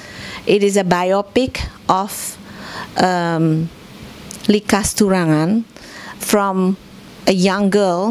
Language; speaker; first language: English; non-native, fluent; Indonesian